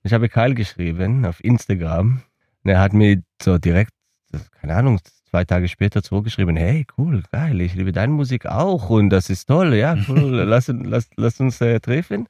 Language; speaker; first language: German; non-native, learner; Hebrew